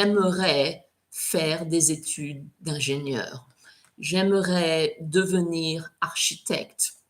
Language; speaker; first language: French; non-native, fluent; English